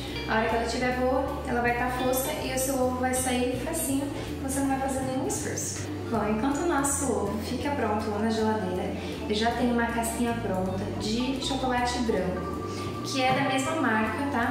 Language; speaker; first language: Portuguese; native; Portuguese